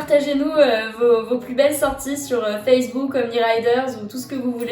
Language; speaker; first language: French; native; French